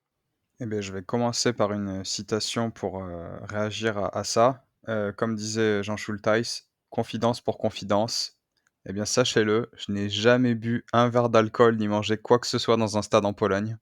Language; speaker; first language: French; native; French